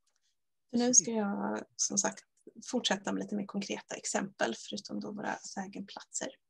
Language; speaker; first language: Swedish; native; Swedish